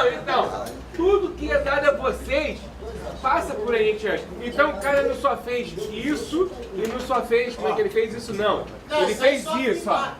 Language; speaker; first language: Portuguese; native; Portuguese